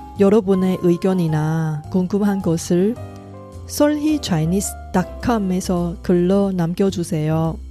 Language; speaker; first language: Korean; non-native, fluent; Chinese